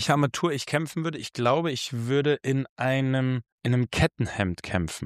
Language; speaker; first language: German; native; German